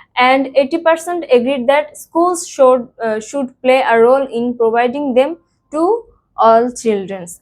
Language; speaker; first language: English; non-native, local second language; Bangla